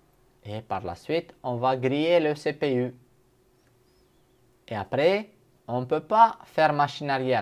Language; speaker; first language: French; non-native, fluent; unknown